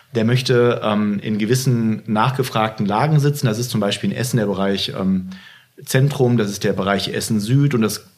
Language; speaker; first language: German; native; German